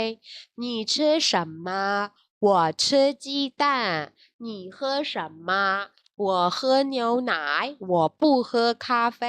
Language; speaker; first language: Chinese; non-native, fluent; Burmese